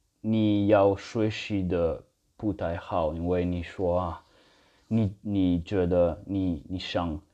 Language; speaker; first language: Chinese; non-native, learner; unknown